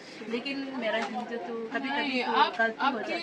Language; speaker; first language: Hindi; non-native, local second language; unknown